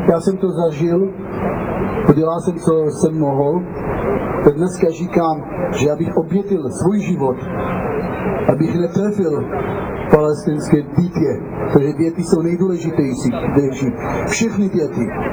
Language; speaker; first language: Czech; non-native, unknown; Hebrew